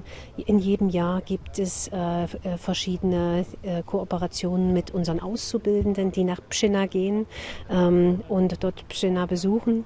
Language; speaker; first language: German; native; German